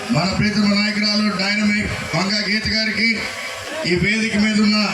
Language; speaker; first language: Telugu; native; Telugu